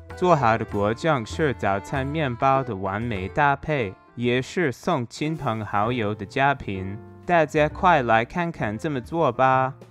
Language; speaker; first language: Chinese; non-native, fluent; English